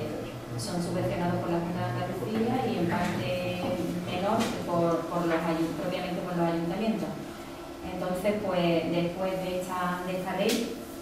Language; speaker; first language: Spanish; native; Spanish